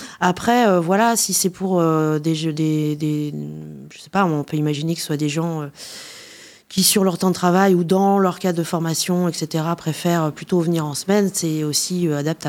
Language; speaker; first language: French; native; French